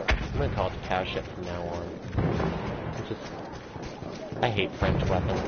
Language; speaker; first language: English; native; English